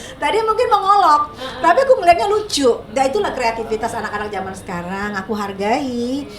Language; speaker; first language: Indonesian; native; Indonesian